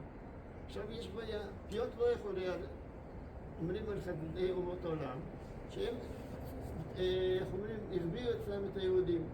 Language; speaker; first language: Hebrew; non-native, fluent; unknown